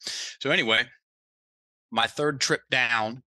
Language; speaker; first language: English; native; English